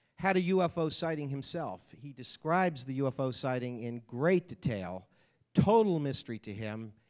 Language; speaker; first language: English; native; English